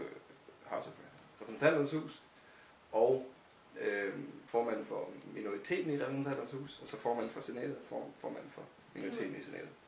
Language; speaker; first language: Danish; native; Danish